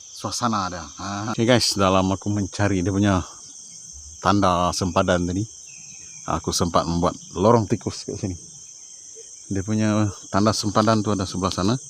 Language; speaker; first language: Malay; non-native, local second language; Iban